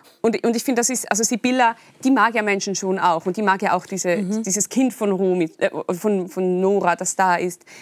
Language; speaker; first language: German; native; German